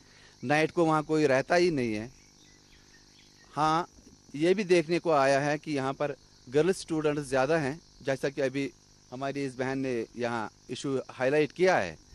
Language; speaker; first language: Hindi; non-native, local second language; Kashmiri